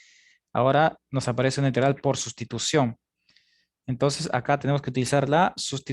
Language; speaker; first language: Spanish; native; Spanish